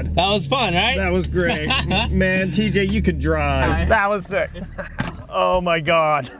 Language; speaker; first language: English; native; English